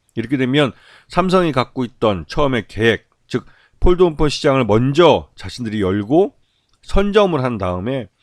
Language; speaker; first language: Korean; native; Korean